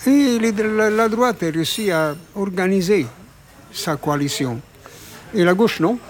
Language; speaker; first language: French; non-native, fluent; Italian